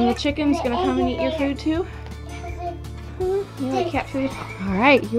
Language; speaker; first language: English; native; English